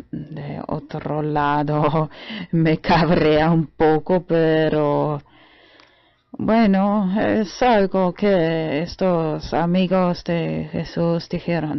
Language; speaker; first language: Spanish; non-native, fluent; German